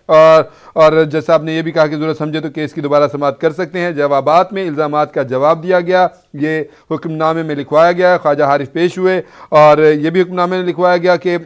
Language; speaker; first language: Urdu; native; Urdu